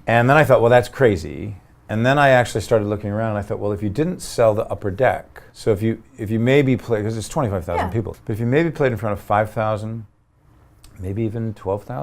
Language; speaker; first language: English; native; English